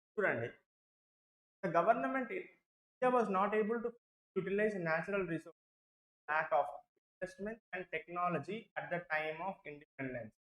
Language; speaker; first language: English; non-native, local second language; Telugu